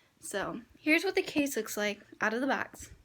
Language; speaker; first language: English; native; English